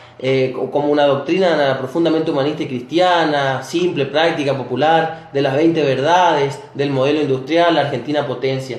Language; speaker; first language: Spanish; native; Spanish